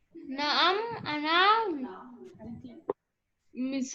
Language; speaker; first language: Arabic; non-native, learner; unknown